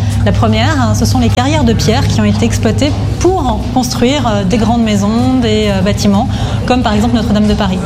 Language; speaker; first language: French; native; French